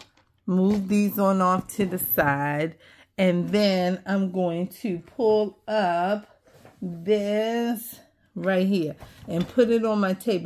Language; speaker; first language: English; native; English